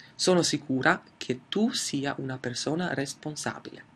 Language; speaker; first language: Italian; non-native, fluent; English